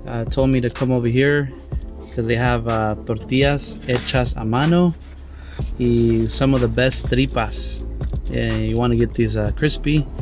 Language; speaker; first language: English; early bilingual, other home language; Spanish